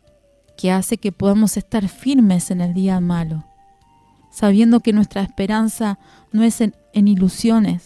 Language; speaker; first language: Spanish; native; Spanish